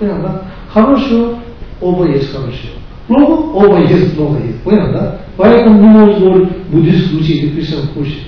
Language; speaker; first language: Russian; non-native, learner; Tibetan